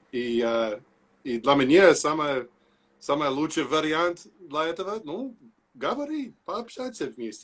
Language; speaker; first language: Russian; non-native, learner; English